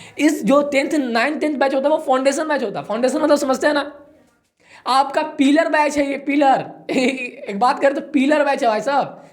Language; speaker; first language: Hindi; native; Hindi